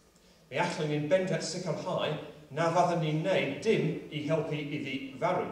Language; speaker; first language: Welsh; non-native, local second language; English